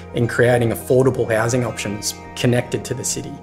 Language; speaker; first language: English; native; English